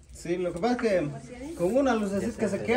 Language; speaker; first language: Spanish; native; Spanish